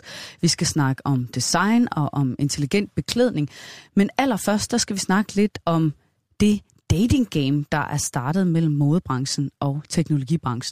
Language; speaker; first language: Danish; native; Danish